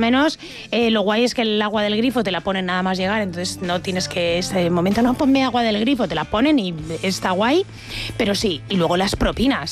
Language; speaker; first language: Spanish; native; Spanish